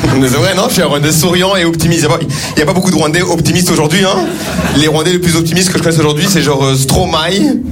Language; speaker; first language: French; early bilingual, other home language; Kinyarwanda